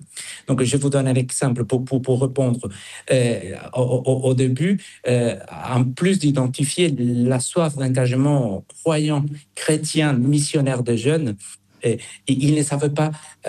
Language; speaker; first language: French; non-native, fluent; Spanish